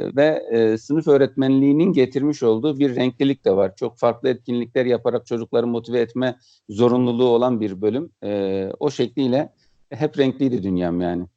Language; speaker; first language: Turkish; native; Turkish